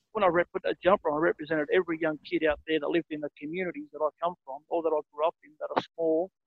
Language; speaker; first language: English; native; English